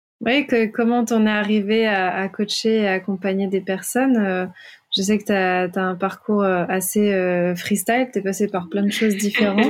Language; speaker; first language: French; native; French